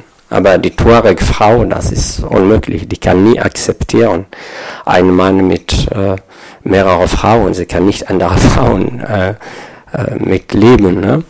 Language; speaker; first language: German; non-native, fluent; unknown